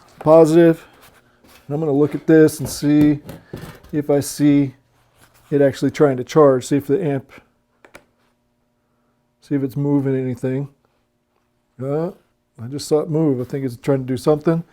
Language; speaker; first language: English; native; English